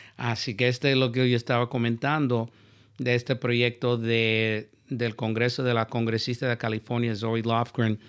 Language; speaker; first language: Spanish; early bilingual, heritage; Spanish